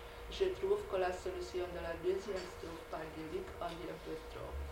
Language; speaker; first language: French; non-native, fluent; Hungarian